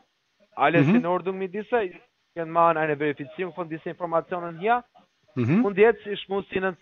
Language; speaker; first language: German; non-native, learner; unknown